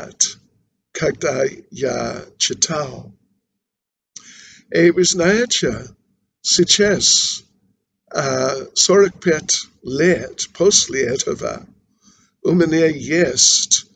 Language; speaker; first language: Russian; non-native, learner; English